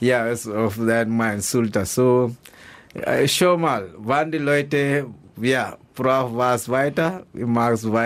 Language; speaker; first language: German; non-native, learner; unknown